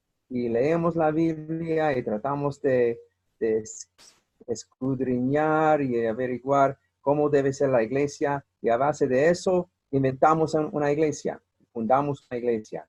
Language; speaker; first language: Spanish; non-native, fluent; English